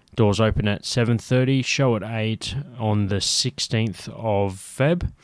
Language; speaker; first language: English; native; English